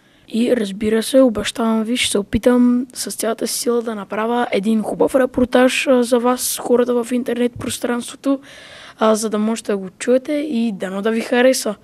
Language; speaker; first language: Bulgarian; early bilingual, heritage; Bulgarian